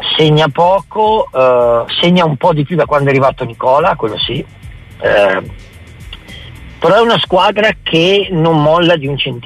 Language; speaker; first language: Italian; native; Italian